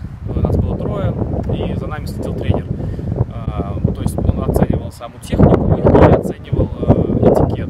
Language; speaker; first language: Russian; native; Russian